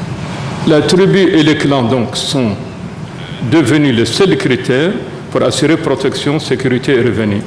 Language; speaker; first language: French; non-native, local second language; Arabic